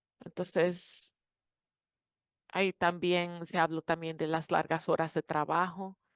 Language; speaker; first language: Spanish; non-native, fluent; English